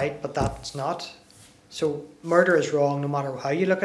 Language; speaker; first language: English; native; English